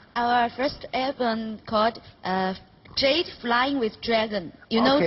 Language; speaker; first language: English; non-native, learner; Chinese